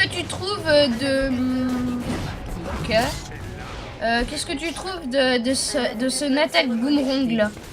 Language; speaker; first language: French; native; French